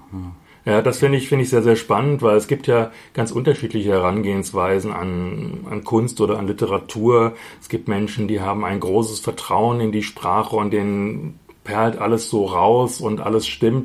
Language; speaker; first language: German; native; German